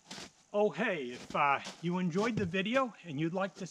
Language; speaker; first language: English; native; English